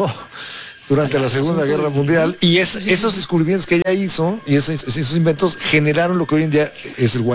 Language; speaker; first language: Spanish; native; Spanish